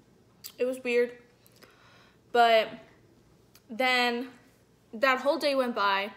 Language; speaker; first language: English; native; English